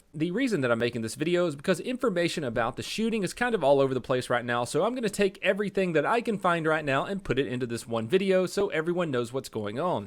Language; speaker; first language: English; native; English